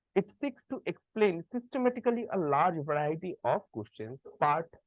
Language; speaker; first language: English; non-native, local second language; Bangla